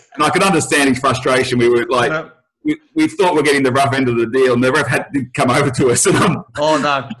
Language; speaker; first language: English; native; English